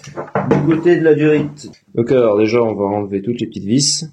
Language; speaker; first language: French; native; French